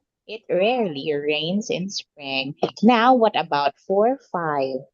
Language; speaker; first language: English; non-native, local second language; Filipino